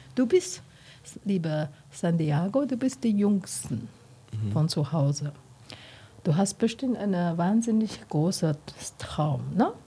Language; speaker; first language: German; non-native, learner; Chinese